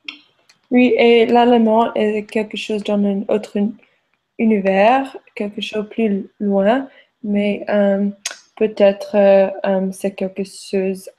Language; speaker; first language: French; non-native, learner; English